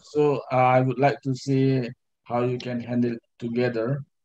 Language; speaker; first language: English; non-native, fluent; Indonesian